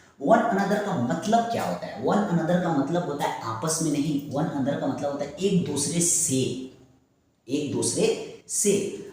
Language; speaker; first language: Hindi; native; Hindi